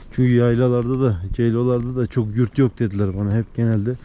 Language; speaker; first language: Turkish; native; Turkish